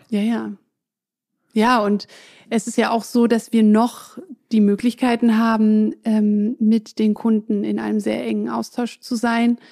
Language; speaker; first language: German; non-native, local second language; French